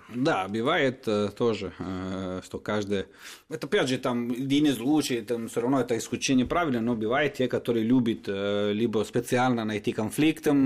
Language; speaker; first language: Russian; non-native, fluent; Italian